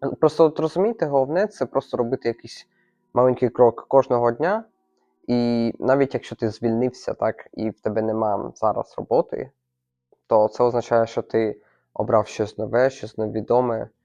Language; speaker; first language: Ukrainian; native; Ukrainian